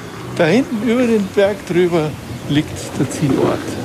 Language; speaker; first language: German; native; German